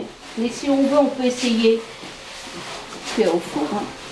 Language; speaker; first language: French; non-native, fluent; Nepali